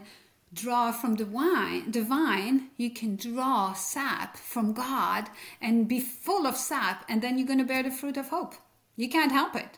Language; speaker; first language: English; non-native, fluent; French